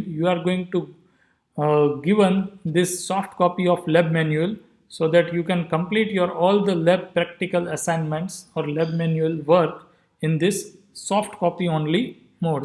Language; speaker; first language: English; non-native, local second language; Gujarati